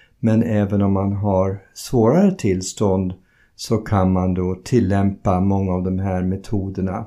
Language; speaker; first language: Swedish; non-native, fluent; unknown